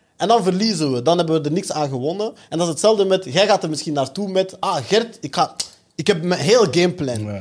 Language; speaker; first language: Dutch; early bilingual, other home language; French